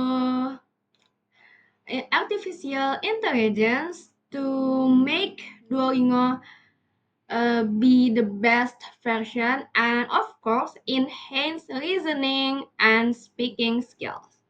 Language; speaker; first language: English; non-native, learner; Indonesian